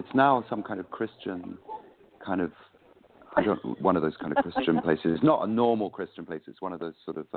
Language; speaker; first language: English; native; English